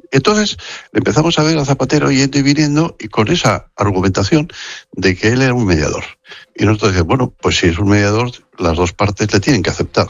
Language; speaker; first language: Spanish; native; Spanish